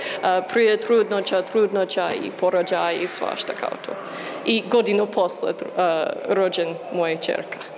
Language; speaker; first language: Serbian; non-native, learner; English